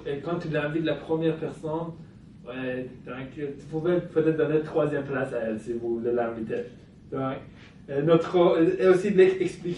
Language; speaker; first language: French; non-native, fluent; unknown